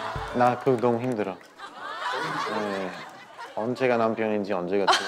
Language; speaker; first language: Korean; non-native, learner; Bulgarian